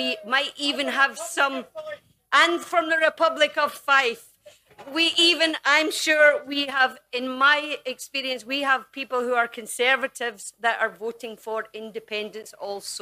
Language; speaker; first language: English; native; English